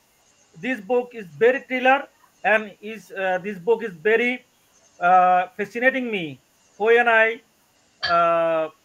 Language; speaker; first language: English; non-native, learner; Bangla